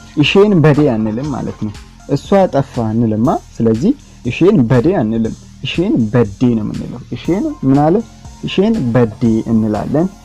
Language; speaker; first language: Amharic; non-native, local second language; Oromo